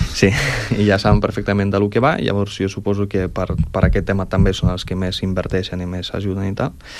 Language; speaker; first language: Catalan; early bilingual, other home language; Ukrainian